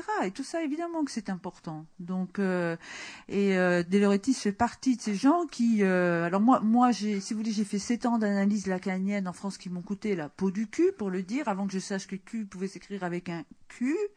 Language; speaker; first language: French; native; French